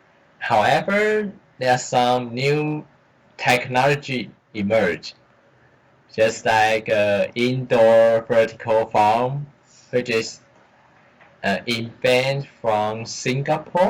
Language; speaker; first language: English; non-native, learner; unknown